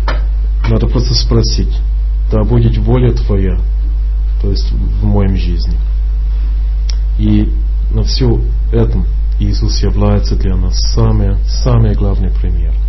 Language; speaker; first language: Russian; non-native, fluent; English